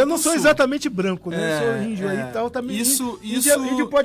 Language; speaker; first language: Portuguese; native; Portuguese